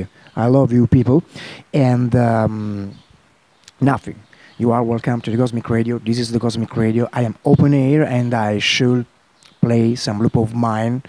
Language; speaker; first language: English; non-native, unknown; Italian